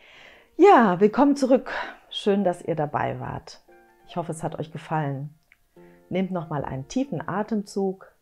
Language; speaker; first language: German; native; German